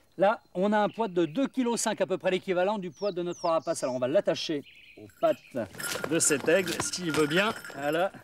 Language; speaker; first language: French; native; French